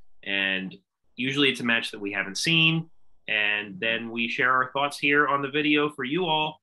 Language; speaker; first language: English; native; English